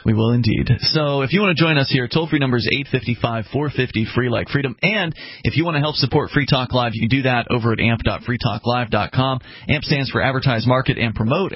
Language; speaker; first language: English; native; English